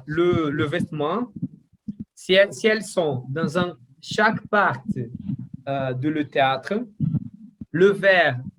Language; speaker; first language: French; non-native, learner; Portuguese